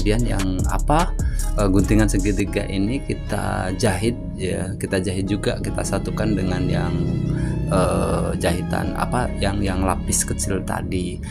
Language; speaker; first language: Indonesian; native; Indonesian